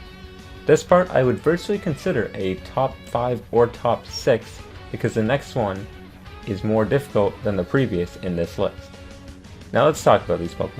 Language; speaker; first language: English; native; English